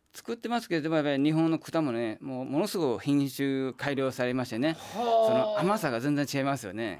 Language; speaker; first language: Japanese; non-native, fluent; Chinese